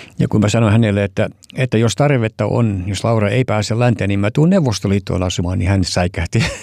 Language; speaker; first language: Finnish; early bilingual, heritage; Finnish